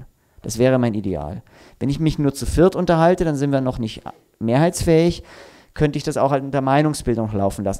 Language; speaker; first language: German; native; German